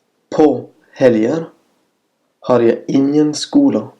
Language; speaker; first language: Swedish; non-native, fluent; Arabic